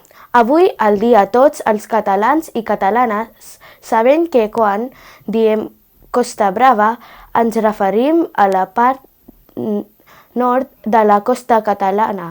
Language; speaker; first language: Catalan; non-native, learner; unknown